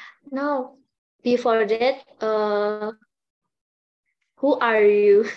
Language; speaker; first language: English; non-native, learner; Indonesian